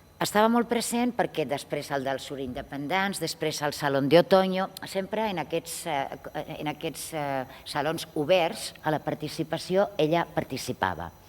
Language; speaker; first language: Catalan; non-native, local second language; Spanish